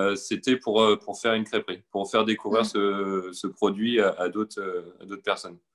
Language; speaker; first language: French; native; French